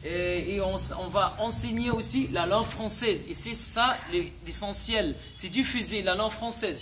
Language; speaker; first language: French; non-native, fluent; Arabic